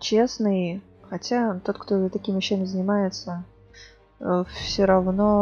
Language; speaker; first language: Russian; native; Russian